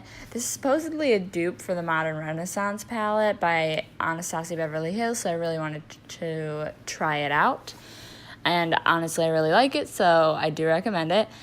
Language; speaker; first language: English; native; English